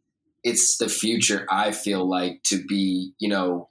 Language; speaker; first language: English; native; English